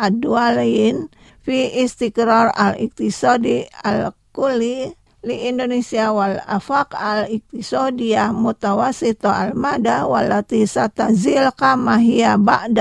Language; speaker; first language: Arabic; non-native, fluent; Indonesian